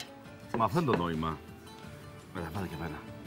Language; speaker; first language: Greek; native; Greek